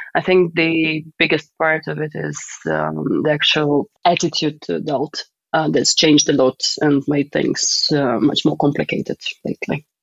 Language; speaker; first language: English; non-native, fluent; Russian